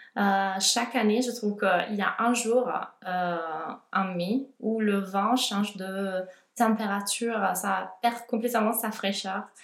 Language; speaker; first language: French; non-native, fluent; Italian